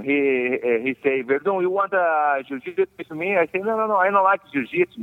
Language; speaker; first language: English; non-native, learner; Portuguese